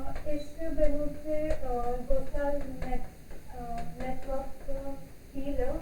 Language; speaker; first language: German; non-native, learner; Hindi